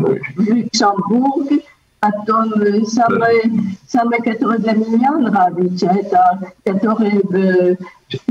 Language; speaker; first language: Russian; early bilingual, heritage; Russian